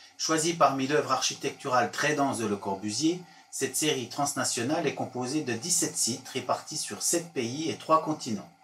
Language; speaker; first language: French; native; French